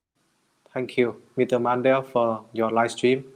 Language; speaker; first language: English; non-native, learner; Vietnamese